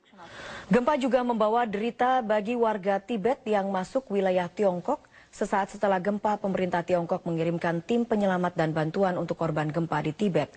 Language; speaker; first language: Indonesian; native; Indonesian